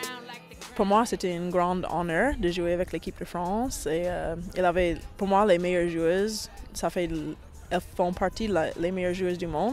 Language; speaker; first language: French; non-native, fluent; English